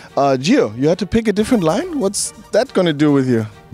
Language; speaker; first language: English; non-native, fluent; German